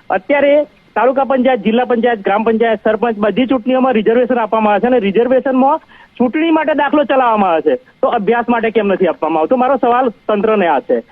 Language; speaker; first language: Gujarati; native; Gujarati